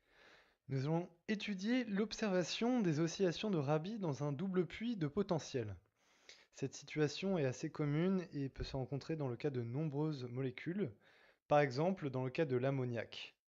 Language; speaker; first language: French; native; French